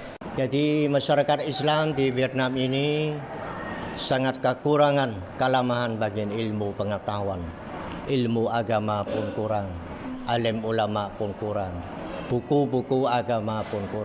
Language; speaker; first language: Indonesian; non-native, fluent; Western Cham